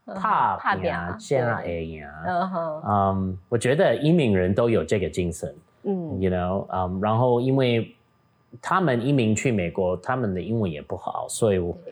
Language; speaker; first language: Chinese; non-native, fluent; Min Nan Chinese